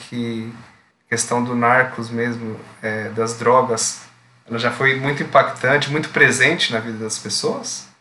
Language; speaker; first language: Portuguese; native; Portuguese